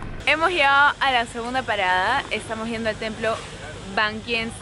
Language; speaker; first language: Spanish; native; Spanish